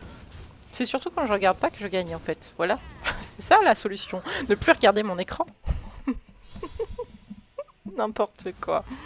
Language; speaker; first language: French; native; French